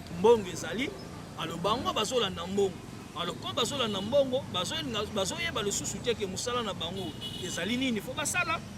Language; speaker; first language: Lingala; native; Lingala